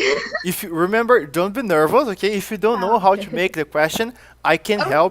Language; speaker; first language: English; non-native, fluent; Portuguese